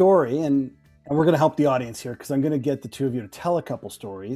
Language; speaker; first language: English; native; English